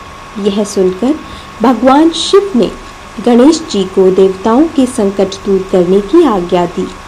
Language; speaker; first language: Hindi; native; Hindi